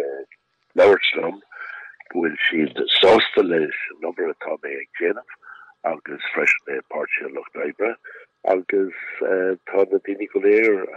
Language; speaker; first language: Irish; non-native, local second language; English